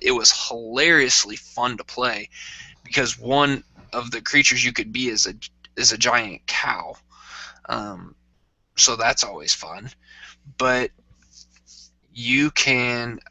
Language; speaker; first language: English; native; English